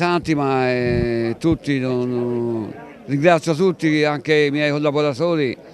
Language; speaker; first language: Italian; native; Italian